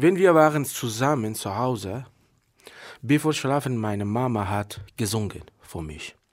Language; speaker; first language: German; non-native, learner; Persian